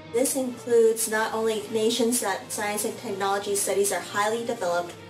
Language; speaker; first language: English; non-native, fluent; German